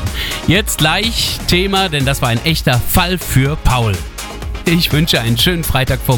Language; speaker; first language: German; native; German